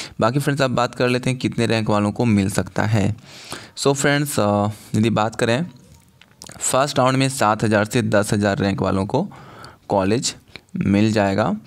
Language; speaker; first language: Hindi; native; Hindi